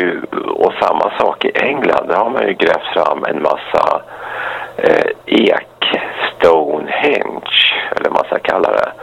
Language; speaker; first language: Swedish; native; Swedish